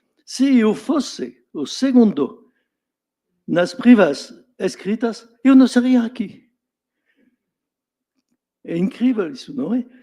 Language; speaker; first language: Portuguese; non-native, fluent; French